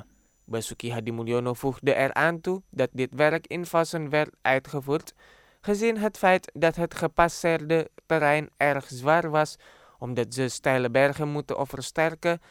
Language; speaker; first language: Dutch; non-native, fluent; Indonesian